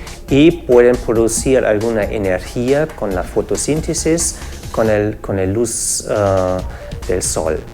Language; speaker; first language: Spanish; non-native, fluent; German